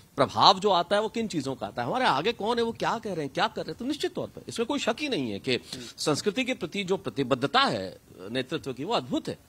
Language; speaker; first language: Hindi; native; Hindi